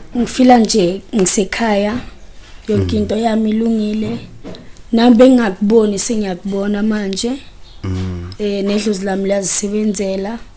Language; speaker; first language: Zulu; native; Zulu